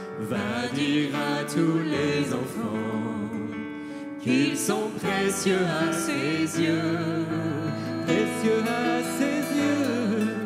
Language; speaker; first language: French; native; French